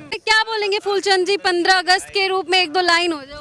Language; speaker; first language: Hindi; native; Hindi